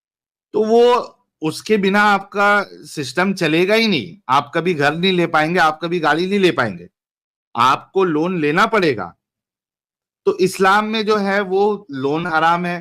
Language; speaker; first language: Hindi; native; Hindi